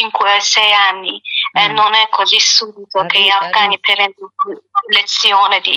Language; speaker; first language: Italian; non-native, learner; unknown